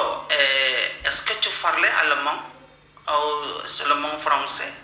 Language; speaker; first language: French; non-native, learner; Indonesian